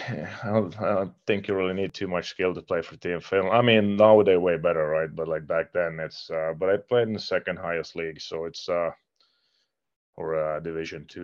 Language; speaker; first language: English; non-native, fluent; Finnish